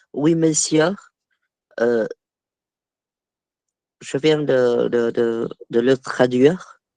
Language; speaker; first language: French; non-native, fluent; Vietnamese